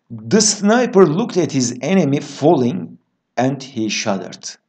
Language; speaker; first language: English; non-native, fluent; Turkish